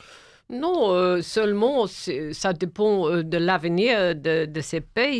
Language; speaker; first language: French; non-native, fluent; English